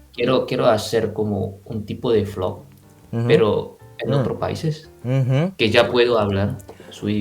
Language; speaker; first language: Spanish; non-native, fluent; Indonesian